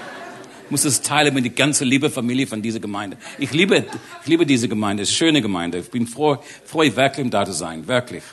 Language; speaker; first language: German; non-native, learner; English